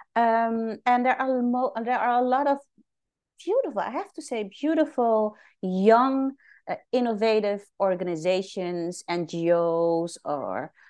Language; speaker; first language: English; non-native, fluent; Dutch